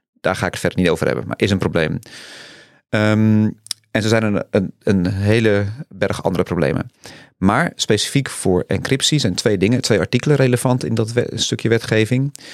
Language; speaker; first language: Dutch; native; Dutch